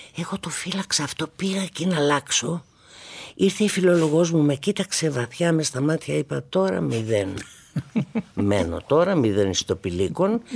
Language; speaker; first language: Greek; native; Greek